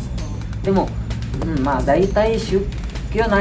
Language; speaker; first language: Japanese; non-native, learner; Indonesian